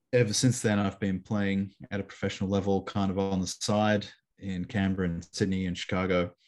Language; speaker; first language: English; native; English